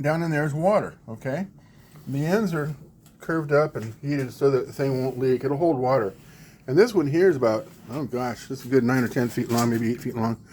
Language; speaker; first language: English; native; English